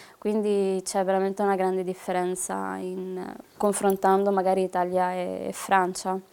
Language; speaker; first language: Italian; early bilingual, other home language; Arabic